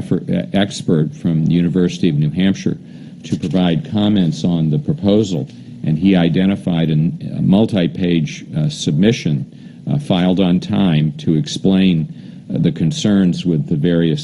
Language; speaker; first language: English; native; English